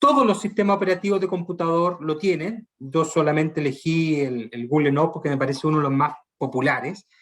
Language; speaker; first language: Spanish; native; Spanish